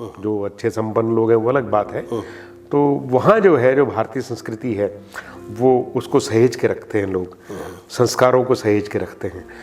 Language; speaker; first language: Hindi; non-native, local second language; Punjabi